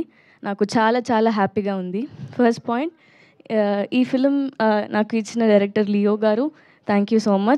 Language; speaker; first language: Telugu; non-native, learner; Tamil